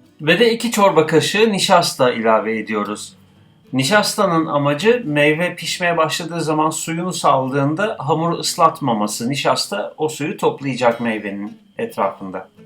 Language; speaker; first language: Turkish; native; Turkish